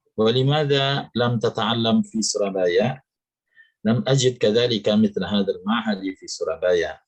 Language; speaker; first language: Arabic; non-native, fluent; Indonesian